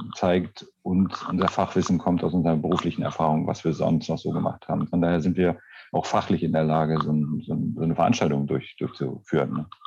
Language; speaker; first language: German; native; German